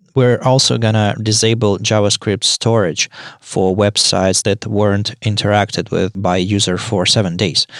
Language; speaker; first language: English; non-native, fluent; Russian